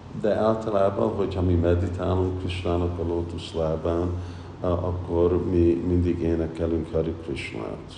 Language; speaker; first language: Hungarian; early bilingual, heritage; Hungarian